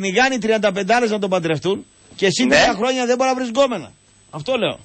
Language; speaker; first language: Greek; native; Greek